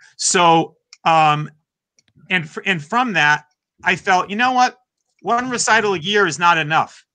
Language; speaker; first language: English; native; English